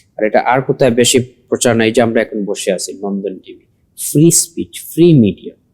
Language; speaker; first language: Bangla; early bilingual, heritage; Sylheti